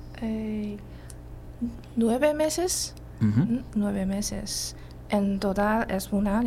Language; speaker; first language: Spanish; non-native, learner; Chinese